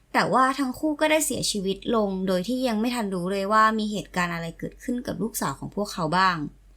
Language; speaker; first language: Thai; native; Thai